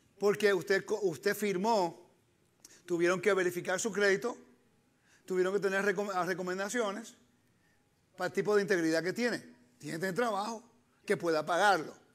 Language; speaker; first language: Spanish; early bilingual, heritage; Spanish